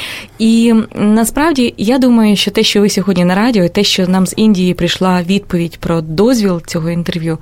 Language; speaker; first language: Ukrainian; native; Ukrainian